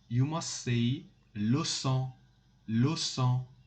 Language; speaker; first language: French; non-native, fluent; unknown